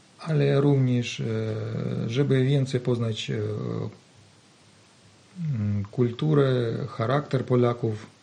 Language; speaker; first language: Polish; non-native, learner; Ukrainian